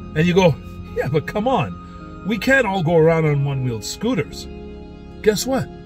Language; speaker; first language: English; native; English